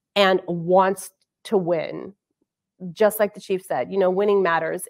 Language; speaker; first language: English; native; English